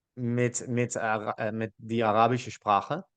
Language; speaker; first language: German; non-native, learner; Dutch